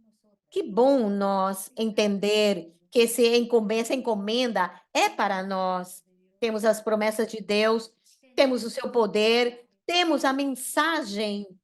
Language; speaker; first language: Portuguese; non-native, fluent; Spanish